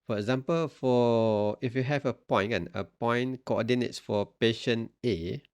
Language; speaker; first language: English; non-native, local second language; Malay